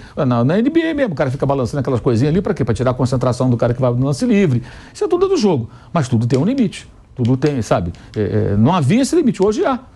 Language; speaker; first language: Portuguese; native; Portuguese